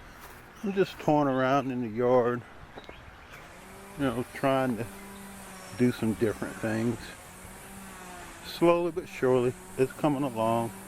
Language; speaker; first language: English; native; English